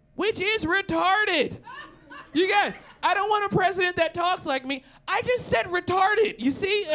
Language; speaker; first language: English; native; English